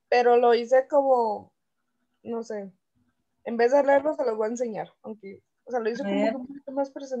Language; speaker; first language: Spanish; native; Spanish